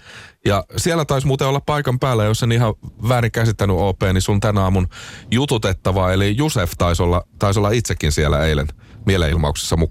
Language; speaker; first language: Finnish; native; Finnish